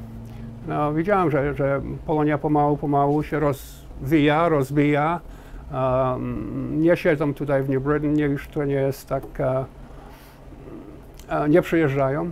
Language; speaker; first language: Polish; early bilingual, heritage; Polish